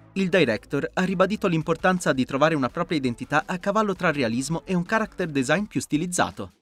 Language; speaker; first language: Italian; native; Italian